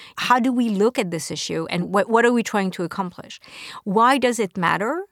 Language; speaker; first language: English; non-native, fluent; French